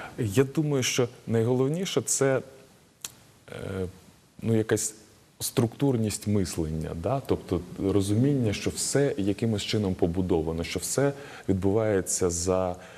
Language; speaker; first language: Ukrainian; native; Ukrainian